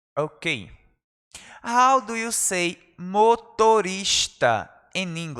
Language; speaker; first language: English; non-native, fluent; Portuguese